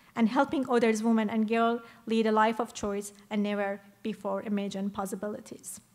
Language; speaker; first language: English; non-native, fluent; Persian